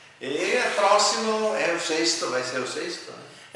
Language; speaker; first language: Portuguese; native; Portuguese